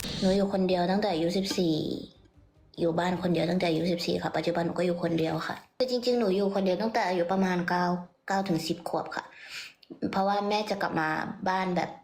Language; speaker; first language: Thai; early bilingual, heritage; Thai